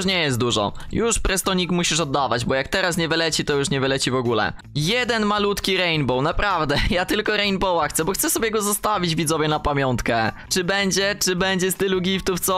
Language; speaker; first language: Polish; native; Polish